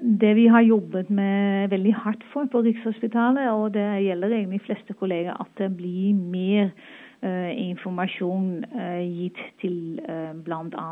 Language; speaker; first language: Norwegian; non-native, fluent; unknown